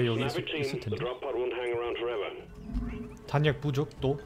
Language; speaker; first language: Korean; non-native, learner; German